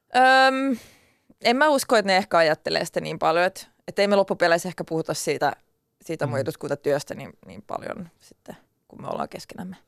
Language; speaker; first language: Finnish; non-native, local second language; Swedish